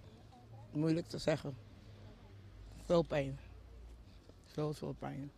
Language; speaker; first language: Dutch; non-native, fluent; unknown